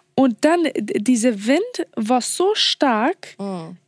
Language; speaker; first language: German; non-native, learner; Swedish